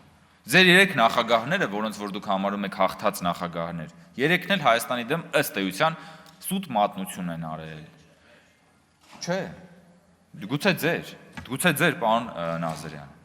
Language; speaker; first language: Armenian; native; Armenian